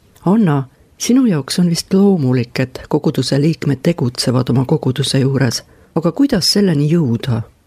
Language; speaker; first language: Estonian; native; Estonian